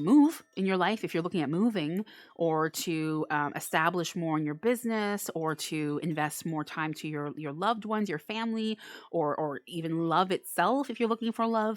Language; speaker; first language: English; native; English